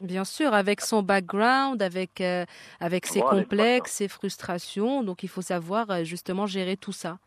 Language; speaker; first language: French; native; French